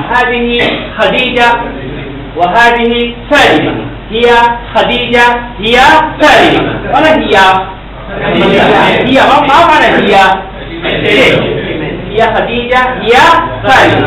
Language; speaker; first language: Arabic; non-native, fluent; Bangla